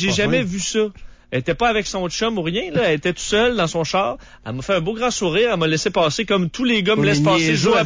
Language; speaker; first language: French; native; French